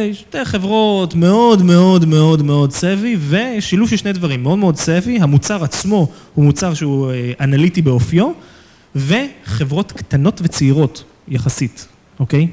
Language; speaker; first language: Hebrew; native; Hebrew